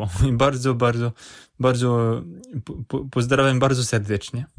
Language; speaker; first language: Polish; non-native, learner; French